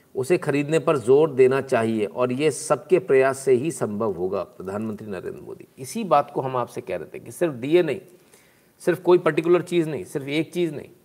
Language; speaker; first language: Hindi; native; Hindi